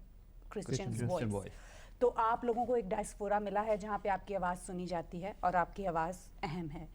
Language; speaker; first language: Urdu; native; Urdu